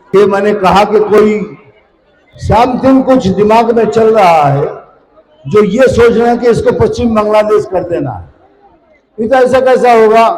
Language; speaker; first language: Hindi; non-native, local second language; Bangla